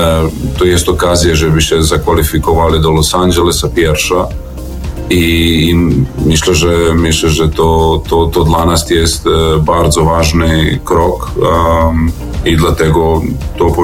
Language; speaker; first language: Polish; non-native, learner; Serbian